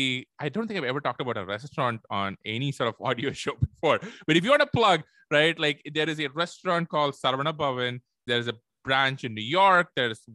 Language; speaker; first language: English; non-native, local second language; Tamil